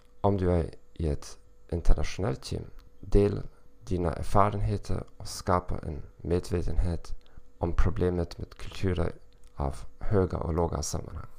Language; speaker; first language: Swedish; non-native, learner; German